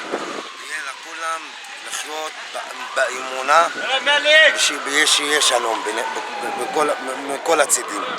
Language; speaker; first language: Hebrew; non-native, local second language; Arabic